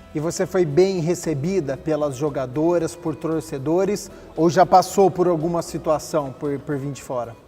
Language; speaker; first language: Portuguese; native; Portuguese